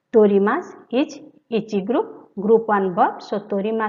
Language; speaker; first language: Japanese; non-native, fluent; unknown